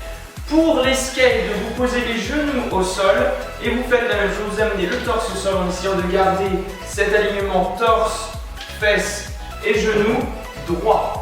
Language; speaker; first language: French; native; French